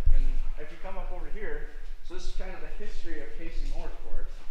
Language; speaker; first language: English; native; English